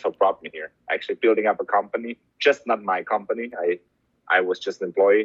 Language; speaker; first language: English; non-native, fluent; German